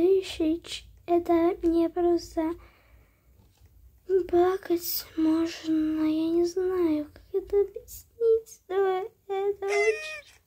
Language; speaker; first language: Russian; early bilingual, heritage; Russian